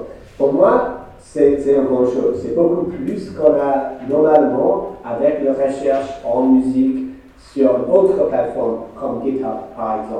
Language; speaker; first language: French; non-native, fluent; English